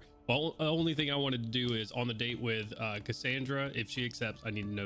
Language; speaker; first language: English; native; English